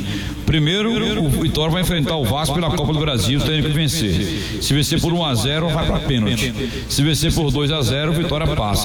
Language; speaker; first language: Portuguese; native; Portuguese